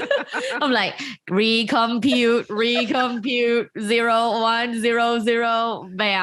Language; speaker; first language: English; native; English